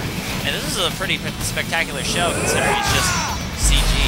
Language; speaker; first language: English; native; English